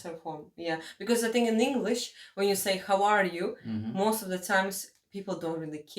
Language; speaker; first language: English; non-native, fluent; Latvian